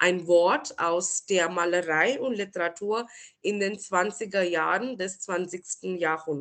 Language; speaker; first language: German; non-native, fluent; Marathi